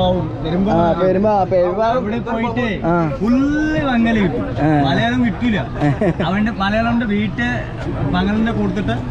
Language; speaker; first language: Malayalam; non-native, learner; Bangla